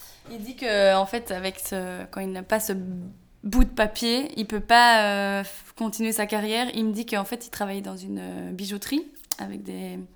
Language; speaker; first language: French; native; French